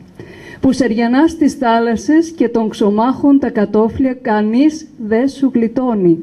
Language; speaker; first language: Greek; native; Greek